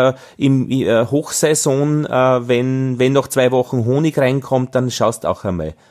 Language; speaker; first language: German; native; German